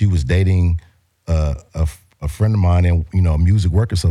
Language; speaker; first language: English; native; English